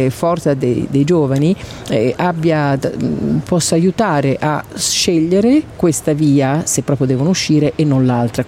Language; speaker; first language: Italian; native; Italian